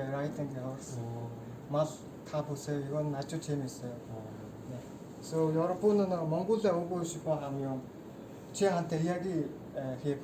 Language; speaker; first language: Korean; non-native, learner; Mongolian